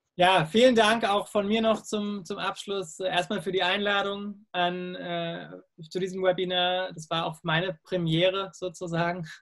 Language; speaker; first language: German; native; German